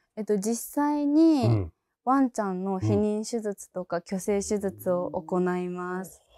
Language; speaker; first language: Japanese; native; Japanese